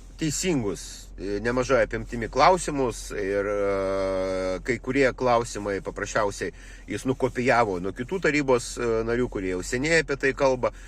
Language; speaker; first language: Lithuanian; non-native, local second language; Russian